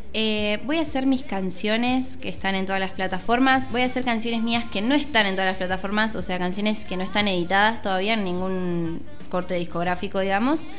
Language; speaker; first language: Spanish; native; Spanish